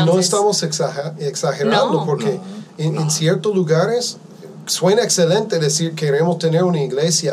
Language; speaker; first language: Spanish; non-native, fluent; English